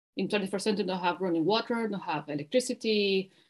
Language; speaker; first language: English; non-native, fluent; Spanish